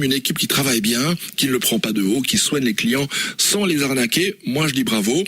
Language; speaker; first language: French; native; French